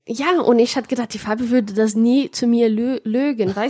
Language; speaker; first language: German; non-native, fluent; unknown